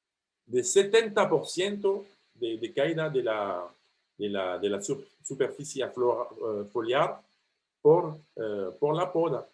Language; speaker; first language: Spanish; non-native, fluent; French